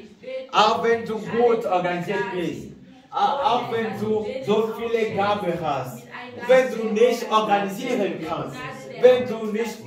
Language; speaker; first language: German; non-native, fluent; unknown